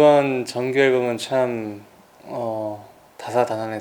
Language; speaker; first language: Korean; native; Korean